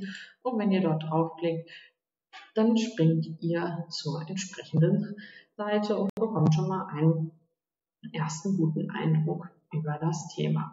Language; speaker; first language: German; native; German